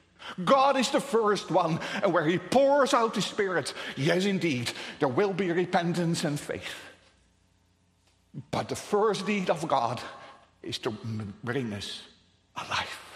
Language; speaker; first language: English; non-native, fluent; Dutch